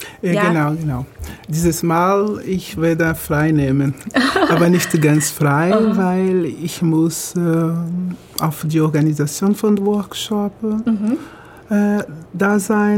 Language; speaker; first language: German; non-native, fluent; Portuguese